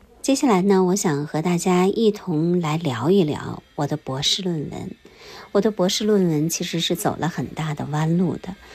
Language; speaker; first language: Chinese; native; Chinese